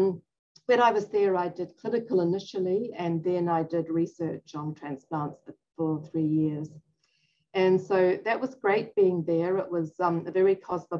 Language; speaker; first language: English; native; English